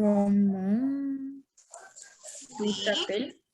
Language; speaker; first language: French; non-native, learner; Spanish